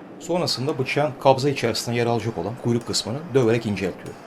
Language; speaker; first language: Turkish; native; Turkish